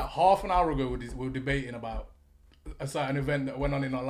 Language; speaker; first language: English; native; English